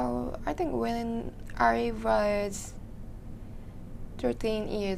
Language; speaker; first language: English; non-native, learner; Japanese